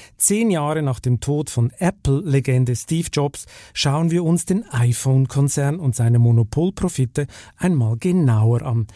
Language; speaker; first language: German; native; German